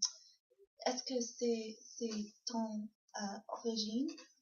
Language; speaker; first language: French; non-native, learner; English